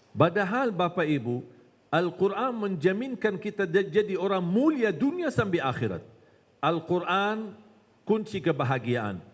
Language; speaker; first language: Malay; non-native, fluent; Arabic